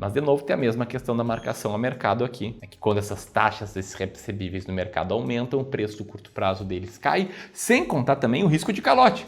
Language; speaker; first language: Portuguese; native; Portuguese